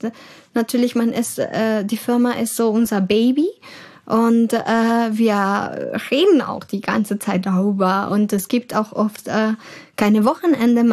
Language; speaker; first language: German; early bilingual, heritage; German